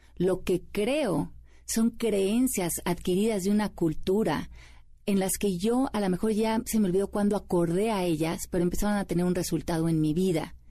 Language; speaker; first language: Spanish; native; Spanish